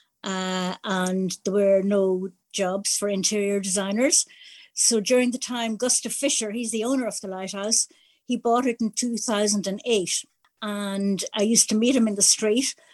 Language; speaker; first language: English; native; English